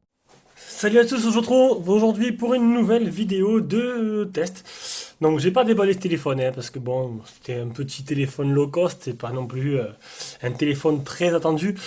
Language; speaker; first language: French; native; French